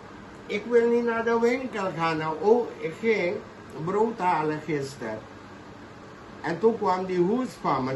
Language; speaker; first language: Dutch; non-native, local second language; Caribbean Hindustani